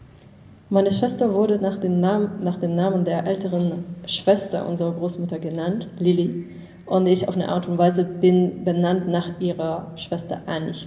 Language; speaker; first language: German; non-native, learner; English